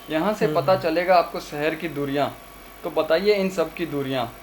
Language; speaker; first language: Hindi; non-native, local second language; Gujarati